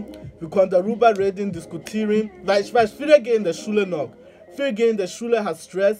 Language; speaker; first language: German; non-native, learner; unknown